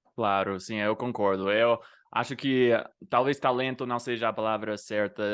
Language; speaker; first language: Portuguese; non-native, fluent; English